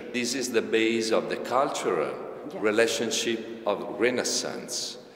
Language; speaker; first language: English; non-native, fluent; Italian